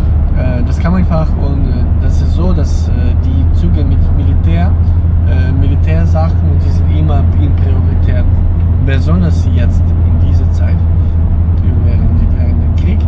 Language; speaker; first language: German; non-native, fluent; Ukrainian